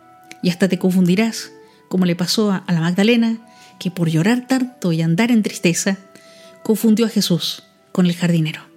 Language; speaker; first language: Spanish; native; Spanish